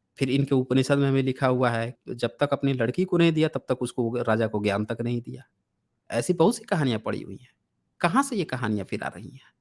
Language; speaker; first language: Hindi; native; Hindi